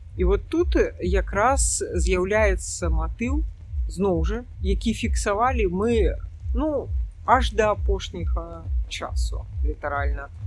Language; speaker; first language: Belarusian; native; Belarusian